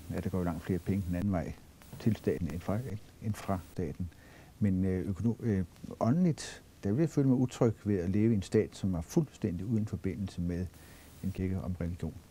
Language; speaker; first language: Danish; native; Danish